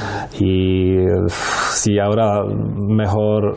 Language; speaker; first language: Spanish; non-native, learner; Polish